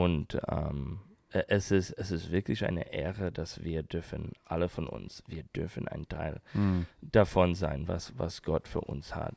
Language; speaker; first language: German; non-native, learner; English